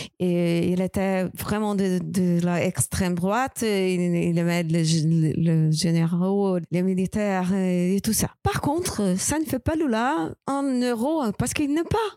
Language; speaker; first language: French; non-native, fluent; Portuguese